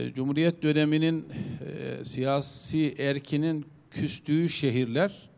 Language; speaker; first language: Turkish; native; Turkish